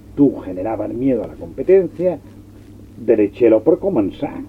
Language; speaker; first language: Spanish; non-native, local second language; Catalan